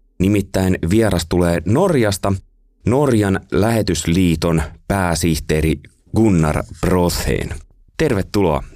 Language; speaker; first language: Finnish; native; Finnish